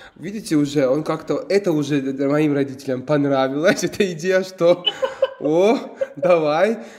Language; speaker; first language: Russian; non-native, local second language; Georgian